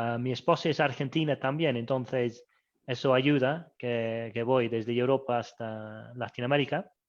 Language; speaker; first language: Spanish; non-native, fluent; English